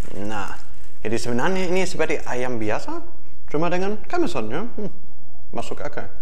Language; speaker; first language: Indonesian; non-native, fluent; German